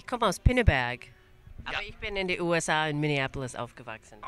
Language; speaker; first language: German; early bilingual, other home language; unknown